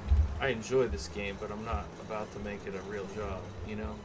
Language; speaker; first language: English; native; English